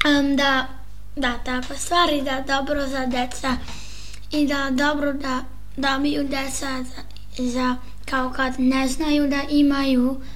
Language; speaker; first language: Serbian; early bilingual, heritage; Serbian